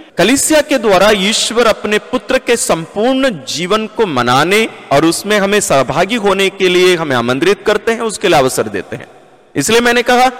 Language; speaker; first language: Hindi; non-native, local second language; Malayalam